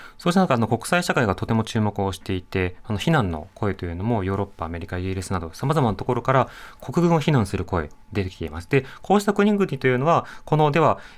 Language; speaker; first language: Japanese; native; Japanese